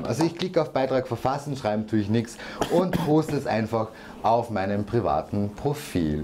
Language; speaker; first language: German; native; German